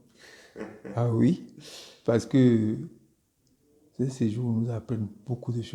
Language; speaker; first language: French; non-native, local second language; Fon